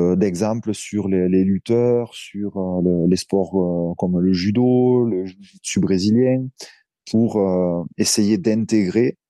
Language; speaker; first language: French; native; French